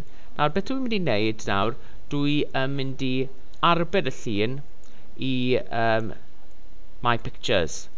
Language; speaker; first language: Welsh; non-native, local second language; English